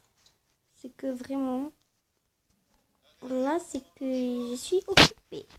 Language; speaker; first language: French; native; French